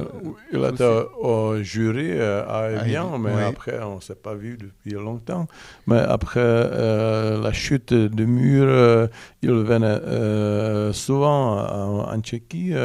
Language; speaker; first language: French; non-native, learner; Czech